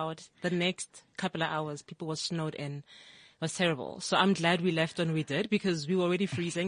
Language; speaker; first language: English; non-native, local second language; Tswana